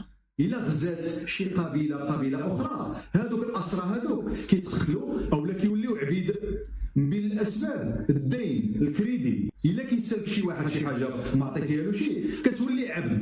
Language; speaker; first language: Arabic; native; Arabic